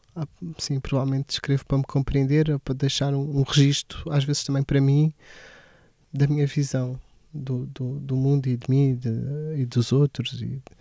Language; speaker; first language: Portuguese; native; Portuguese